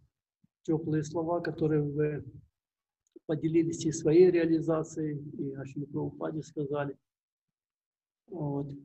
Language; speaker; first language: Russian; native; Russian